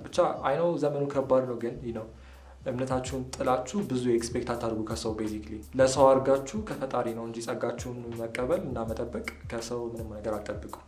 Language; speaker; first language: Amharic; native; Amharic